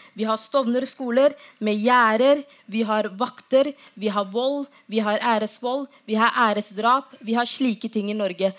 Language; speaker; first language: Norwegian; non-native, fluent; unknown